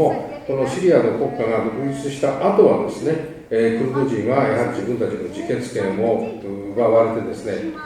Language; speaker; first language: Japanese; native; Japanese